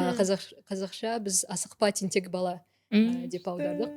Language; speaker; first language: Kazakh; non-native, local second language; Russian